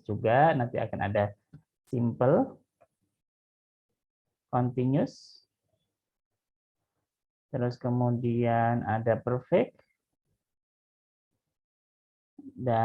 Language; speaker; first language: Indonesian; native; Indonesian